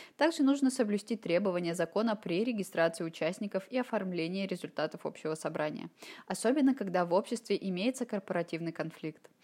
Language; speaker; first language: Russian; native; Russian